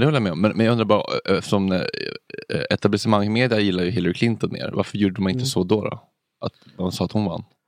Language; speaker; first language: Swedish; native; Swedish